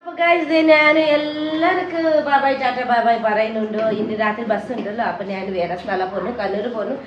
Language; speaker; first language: Malayalam; non-native, learner; Nepali